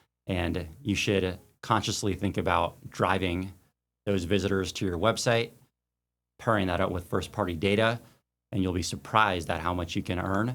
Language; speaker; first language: English; native; English